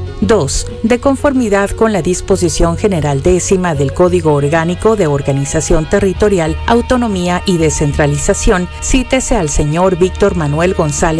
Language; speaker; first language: Spanish; native; Spanish